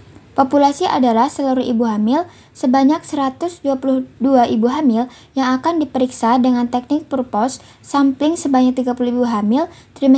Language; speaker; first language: Indonesian; native; Indonesian